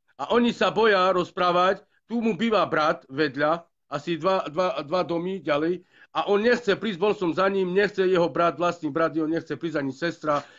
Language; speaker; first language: Slovak; non-native, local second language; Romany